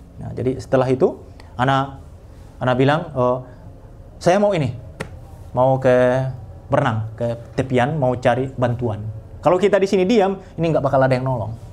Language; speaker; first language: Indonesian; non-native, local second language; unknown